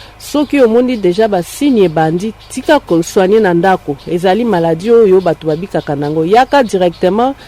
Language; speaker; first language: Lingala; native; Lingala